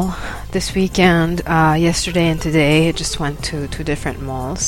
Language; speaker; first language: English; non-native, local second language; Filipino